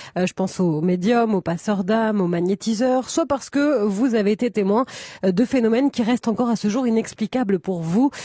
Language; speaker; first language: French; native; French